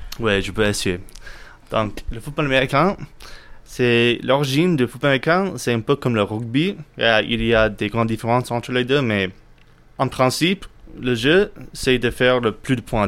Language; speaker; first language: French; non-native, learner; English